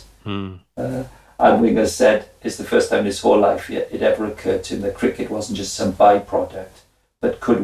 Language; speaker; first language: English; native; English